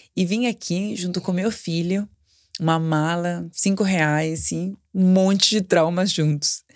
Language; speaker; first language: Portuguese; non-native, fluent; Spanish